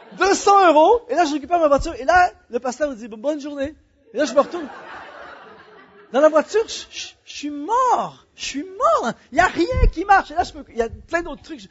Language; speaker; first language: French; native; French